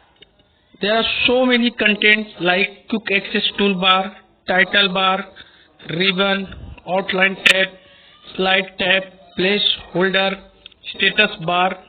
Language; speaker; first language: English; non-native, local second language; Hindi